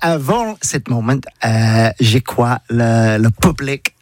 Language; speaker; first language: French; non-native, learner; English